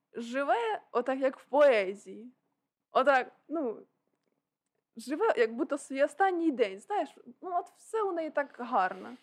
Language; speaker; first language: Ukrainian; native; Ukrainian